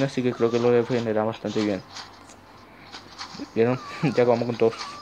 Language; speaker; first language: Spanish; native; Spanish